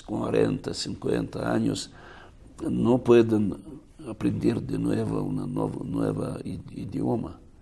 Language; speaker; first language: Spanish; non-native, fluent; Russian